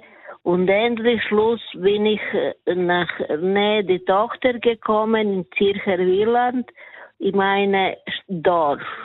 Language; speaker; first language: German; non-native, fluent; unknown